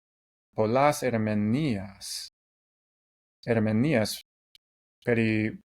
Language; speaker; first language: Greek; non-native, learner; English